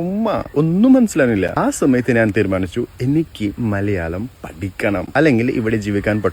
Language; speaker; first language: Malayalam; non-native, local second language; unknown